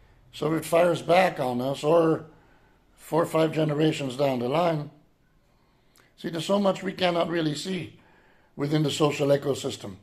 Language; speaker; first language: English; non-native, fluent; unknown